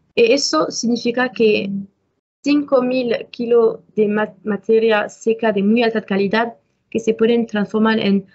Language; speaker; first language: Spanish; non-native, fluent; French